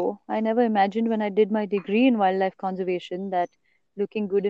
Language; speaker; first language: English; non-native, local second language; Marathi